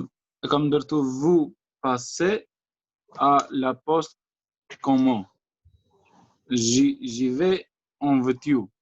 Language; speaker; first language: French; non-native, learner; Albanian